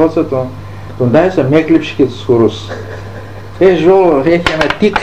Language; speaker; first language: Greek; native; Greek